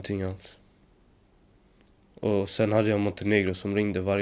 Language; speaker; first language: Swedish; native; Swedish